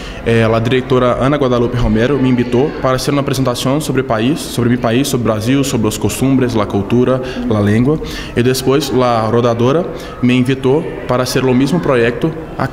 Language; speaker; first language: Spanish; non-native, fluent; Portuguese